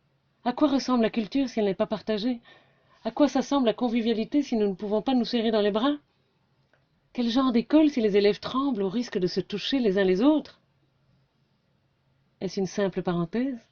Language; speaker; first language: French; native; French